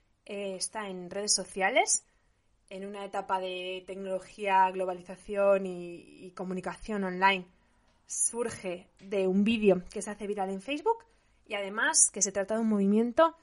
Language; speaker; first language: Spanish; native; Spanish